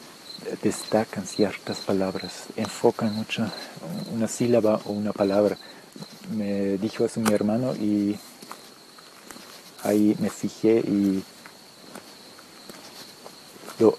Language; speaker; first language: Spanish; non-native, fluent; German